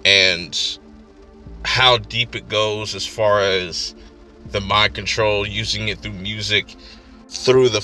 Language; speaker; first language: English; native; English